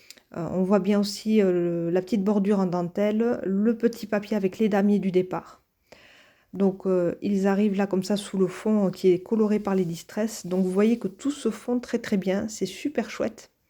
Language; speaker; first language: French; native; French